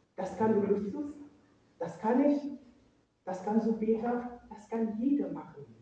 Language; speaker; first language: German; non-native, fluent; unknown